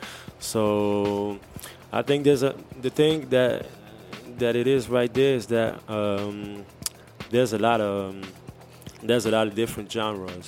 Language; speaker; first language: English; non-native, fluent; French